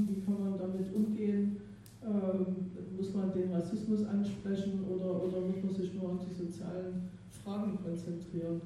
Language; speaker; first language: German; native; German